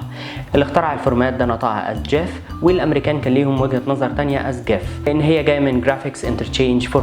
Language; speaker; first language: Arabic; native; Arabic